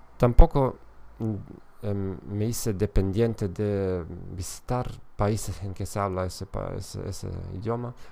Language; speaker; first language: Spanish; non-native, fluent; German